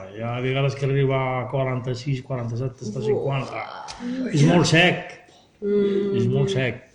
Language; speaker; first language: Catalan; non-native, learner; Arabic